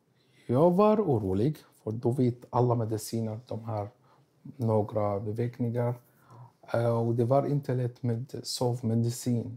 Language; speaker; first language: Swedish; non-native, learner; Arabic